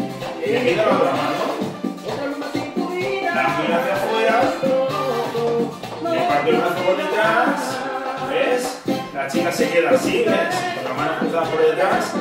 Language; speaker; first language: Spanish; native; Spanish